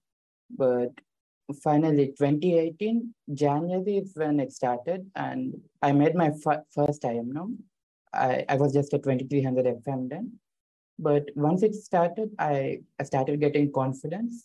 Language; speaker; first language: English; non-native, local second language; Telugu